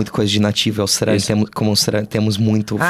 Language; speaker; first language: Portuguese; non-native, fluent; English